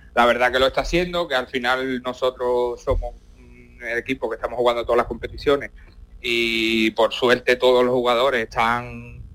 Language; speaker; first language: Spanish; native; Spanish